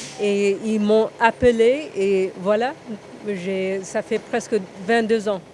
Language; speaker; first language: French; non-native, fluent; Spanish